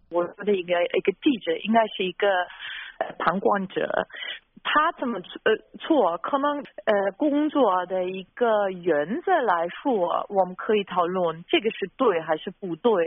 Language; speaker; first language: Chinese; non-native, fluent; German